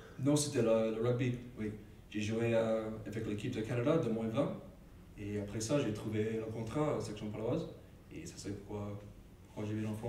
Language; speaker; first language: French; non-native, learner; English